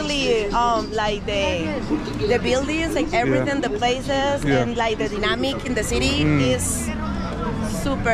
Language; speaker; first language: English; non-native, learner; Spanish